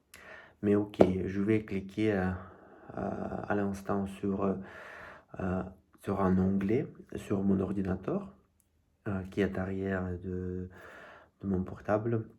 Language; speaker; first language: French; non-native, fluent; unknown